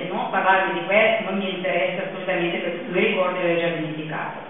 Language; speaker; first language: Italian; non-native, fluent; Russian